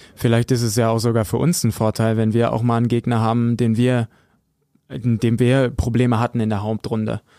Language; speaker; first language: German; native; German